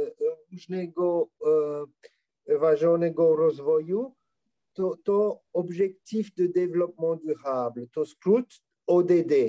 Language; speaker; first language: Polish; non-native, learner; French